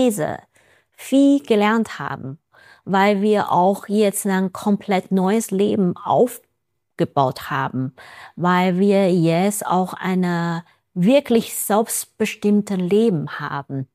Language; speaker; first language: German; non-native, fluent; Chinese